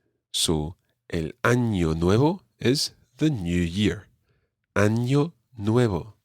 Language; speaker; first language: Spanish; non-native, fluent; English